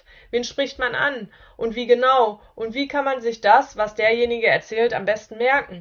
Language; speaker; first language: German; native; German